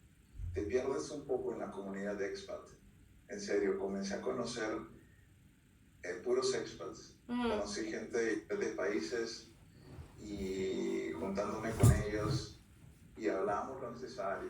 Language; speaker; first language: Spanish; early bilingual, heritage; Spanish